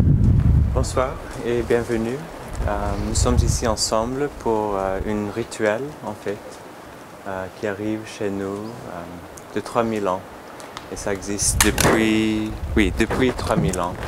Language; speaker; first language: French; non-native, learner; English